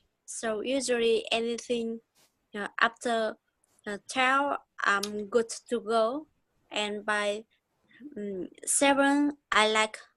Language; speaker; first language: English; non-native, learner; Vietnamese